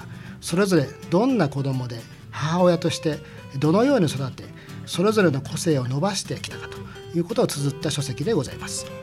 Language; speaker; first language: Japanese; native; Japanese